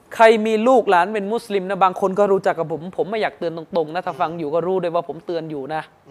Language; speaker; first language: Thai; non-native, local second language; Malay